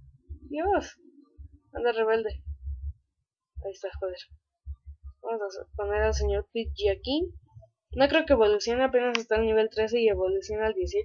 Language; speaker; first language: Spanish; native; Spanish